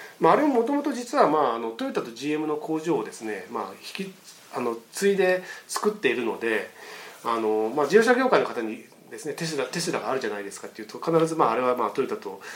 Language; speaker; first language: Japanese; native; Japanese